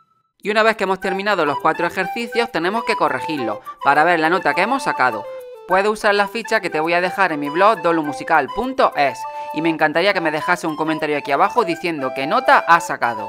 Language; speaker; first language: Spanish; native; Spanish